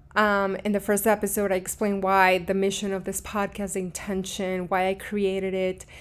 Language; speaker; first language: English; early bilingual, other home language; Spanish